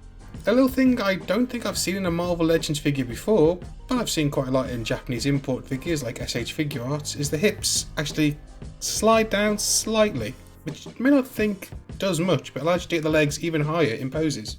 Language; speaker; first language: English; native; English